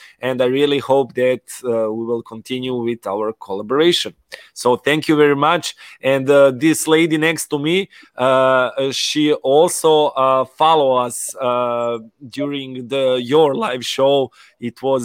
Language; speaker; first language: English; non-native, learner; Serbian